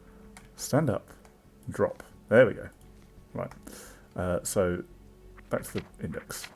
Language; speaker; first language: English; native; English